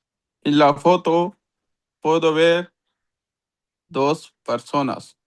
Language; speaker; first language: Spanish; non-native, learner; Urdu